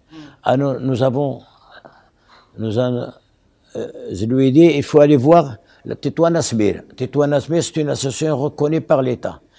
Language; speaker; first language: French; non-native, local second language; Arabic